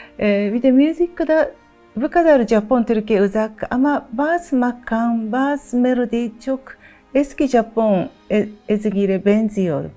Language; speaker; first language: Turkish; non-native, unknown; Japanese